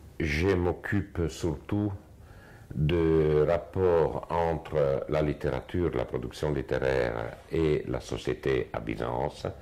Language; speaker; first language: French; non-native, fluent; Italian